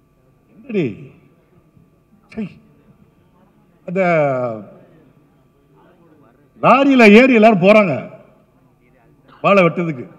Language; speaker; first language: Tamil; native; Tamil